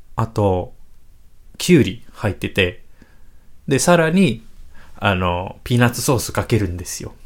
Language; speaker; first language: Japanese; non-native, fluent; Indonesian